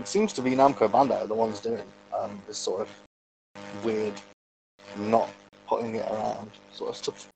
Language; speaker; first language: English; native; English